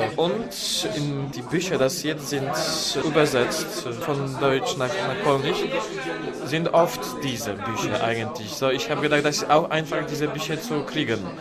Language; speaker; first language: German; non-native, learner; Polish